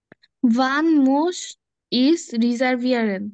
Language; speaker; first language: German; non-native, learner; Bangla